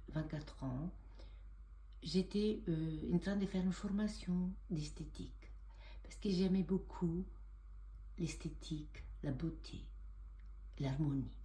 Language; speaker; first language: French; non-native, fluent; Italian